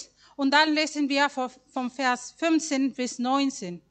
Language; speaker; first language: German; non-native, learner; Spanish